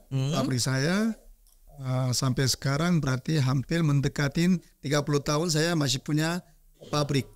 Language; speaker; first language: Indonesian; non-native, fluent; Korean